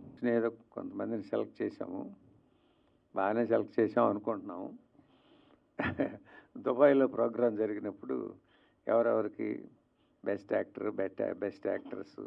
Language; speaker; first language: Telugu; native; Telugu